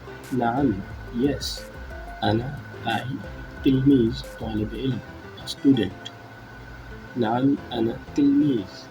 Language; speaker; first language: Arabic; non-native, fluent; Urdu